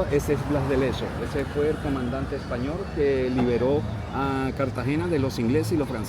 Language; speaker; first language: Spanish; native; Spanish